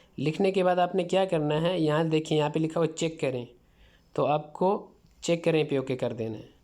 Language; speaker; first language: Urdu; non-native, local second language; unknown